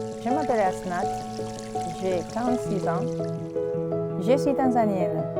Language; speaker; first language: French; non-native, fluent; Swahili